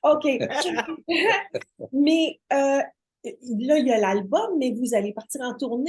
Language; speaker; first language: French; native; French